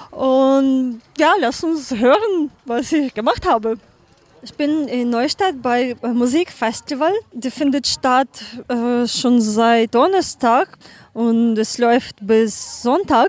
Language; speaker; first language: German; non-native, learner; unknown